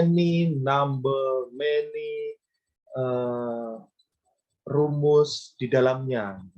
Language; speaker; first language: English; non-native, learner; Indonesian